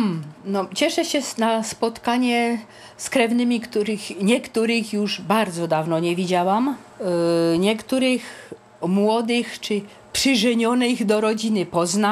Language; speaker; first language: Polish; native; Polish